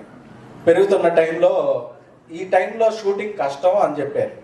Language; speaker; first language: Telugu; native; Telugu